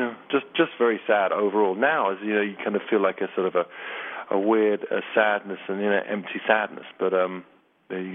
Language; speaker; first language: English; native; English